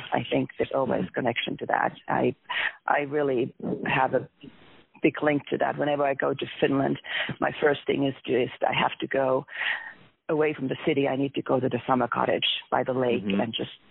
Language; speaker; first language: English; non-native, fluent; Finnish